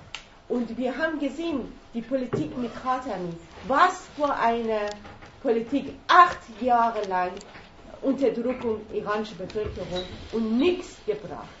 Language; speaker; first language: German; non-native, learner; Persian